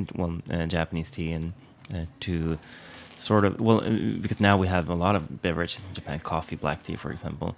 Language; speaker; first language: English; non-native, fluent; Swedish